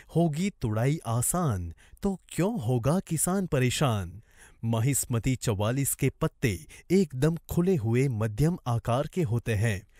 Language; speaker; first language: Hindi; native; Hindi